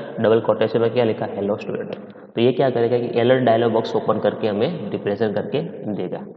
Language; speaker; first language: Hindi; non-native, local second language; Gujarati